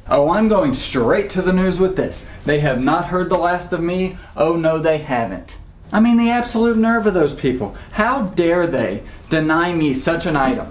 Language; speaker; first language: English; native; English